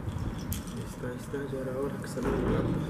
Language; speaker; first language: Spanish; native; Spanish